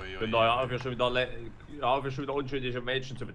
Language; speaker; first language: German; native; German